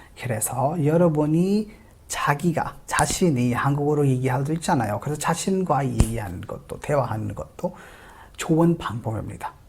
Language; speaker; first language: Korean; non-native, fluent; Hindi